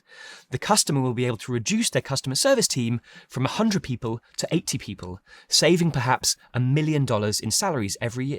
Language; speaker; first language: English; native; English